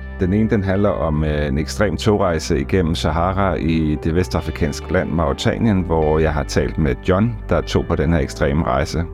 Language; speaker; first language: Danish; native; Danish